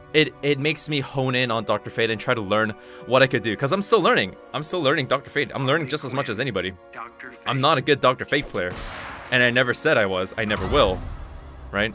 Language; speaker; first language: English; non-native, fluent; Korean